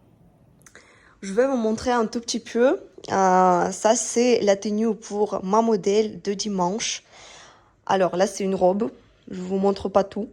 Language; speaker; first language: French; non-native, fluent; Russian